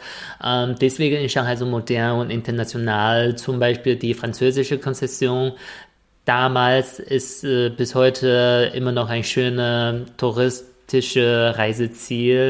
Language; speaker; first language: German; non-native, fluent; Chinese